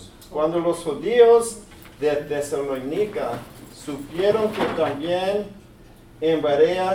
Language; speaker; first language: Spanish; early bilingual, heritage; English